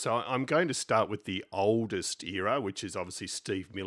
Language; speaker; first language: English; native; English